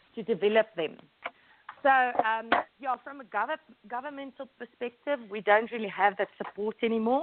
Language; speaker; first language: English; native; English